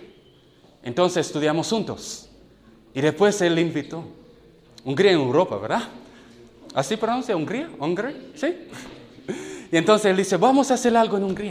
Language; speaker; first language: Spanish; non-native, learner; English